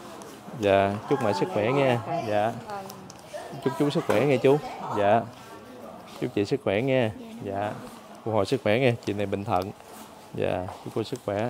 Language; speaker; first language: Vietnamese; native; Vietnamese